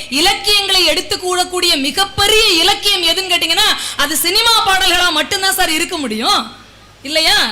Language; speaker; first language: Tamil; native; Tamil